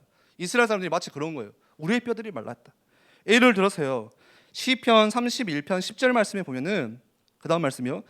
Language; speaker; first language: Korean; native; Korean